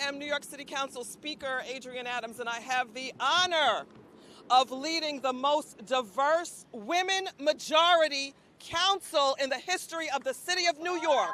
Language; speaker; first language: English; native; English